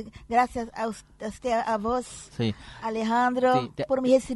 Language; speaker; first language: Spanish; non-native, learner; Portuguese